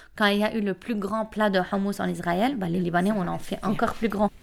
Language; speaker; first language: French; non-native, local second language; Arabic